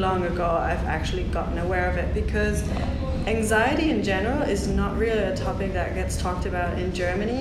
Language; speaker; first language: English; non-native, fluent; German